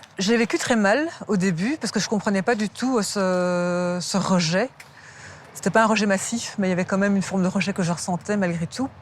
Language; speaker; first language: French; early bilingual, other home language; Lingala